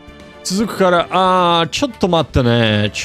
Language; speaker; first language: Japanese; non-native, learner; English